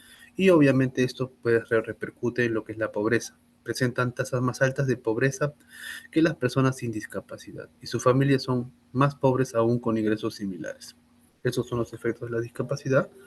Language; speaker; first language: Spanish; native; Spanish